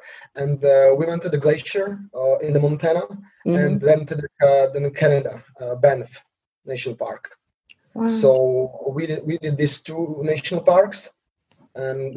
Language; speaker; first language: English; non-native, learner; Slovak